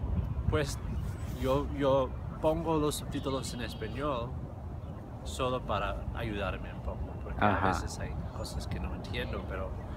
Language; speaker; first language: Spanish; non-native, fluent; English